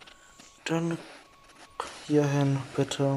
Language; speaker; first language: German; non-native, learner; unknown